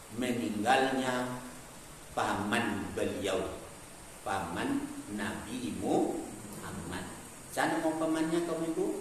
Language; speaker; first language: Malay; non-native, local second language; Minangkabau